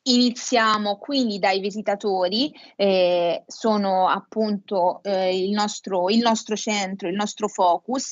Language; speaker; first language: Italian; native; Italian